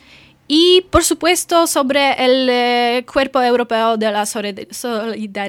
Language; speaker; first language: Spanish; non-native, fluent; Polish